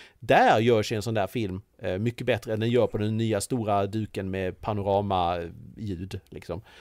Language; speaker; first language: Swedish; native; Swedish